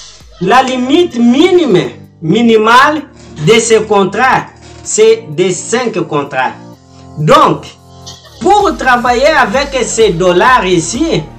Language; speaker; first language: French; non-native, fluent; Portuguese